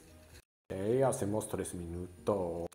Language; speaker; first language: Spanish; non-native, learner; Japanese